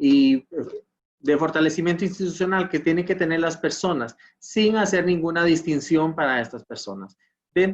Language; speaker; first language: Spanish; native; Spanish